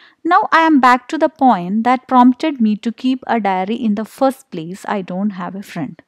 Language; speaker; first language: English; non-native, local second language; Malayalam